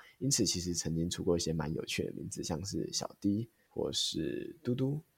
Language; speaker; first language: Chinese; native; Chinese